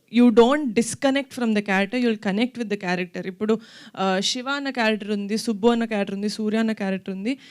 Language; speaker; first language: Telugu; native; Telugu